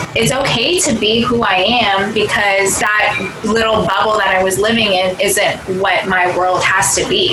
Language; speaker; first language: English; early bilingual, other home language; Cantonese